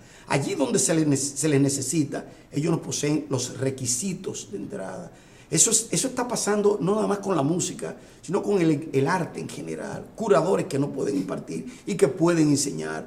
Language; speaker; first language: Spanish; native; Spanish